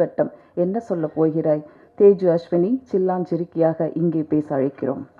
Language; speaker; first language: Tamil; native; Tamil